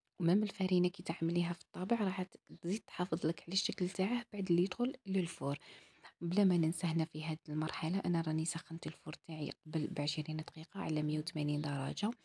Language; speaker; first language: Arabic; native; Arabic